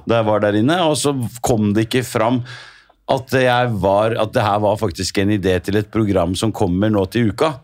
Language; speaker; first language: Norwegian; early bilingual, other home language; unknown